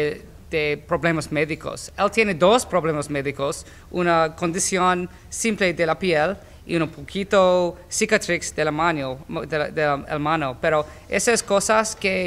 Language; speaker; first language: Spanish; non-native, learner; English